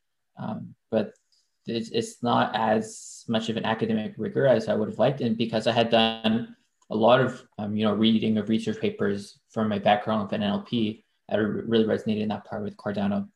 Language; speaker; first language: English; non-native, fluent; French